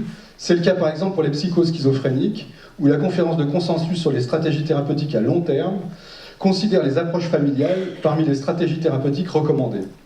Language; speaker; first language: French; native; French